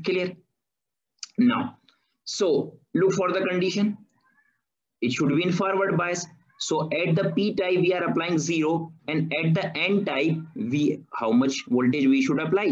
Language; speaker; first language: English; non-native, fluent; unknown